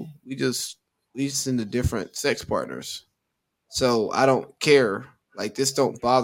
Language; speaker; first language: English; native; English